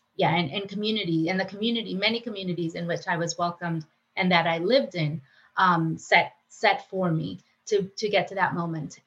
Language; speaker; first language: English; non-native, fluent; Spanish